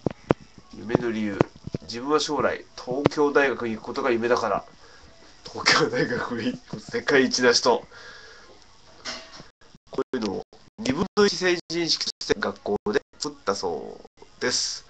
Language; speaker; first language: Japanese; native; Japanese